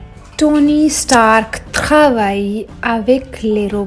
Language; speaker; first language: French; non-native, fluent; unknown